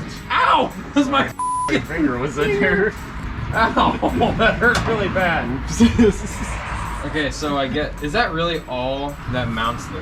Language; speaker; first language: English; native; English